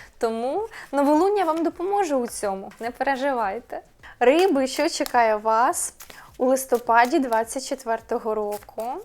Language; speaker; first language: Ukrainian; non-native, local second language; Russian